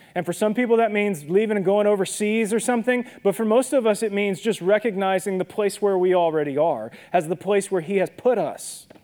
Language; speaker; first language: English; native; English